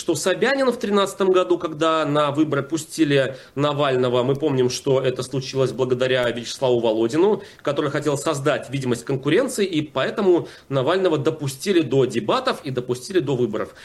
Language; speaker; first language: Russian; native; Russian